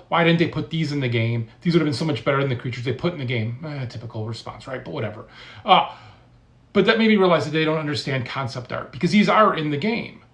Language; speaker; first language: English; native; English